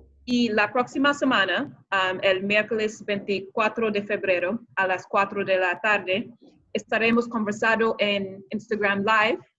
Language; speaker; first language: Spanish; non-native, fluent; English